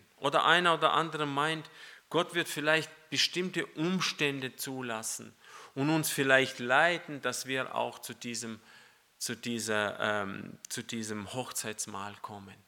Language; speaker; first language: German; non-native, fluent; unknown